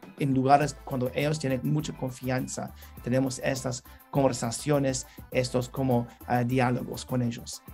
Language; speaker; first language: Spanish; non-native, learner; English